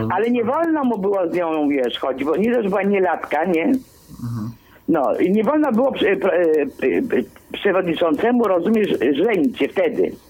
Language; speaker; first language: Polish; early bilingual, other home language; Greek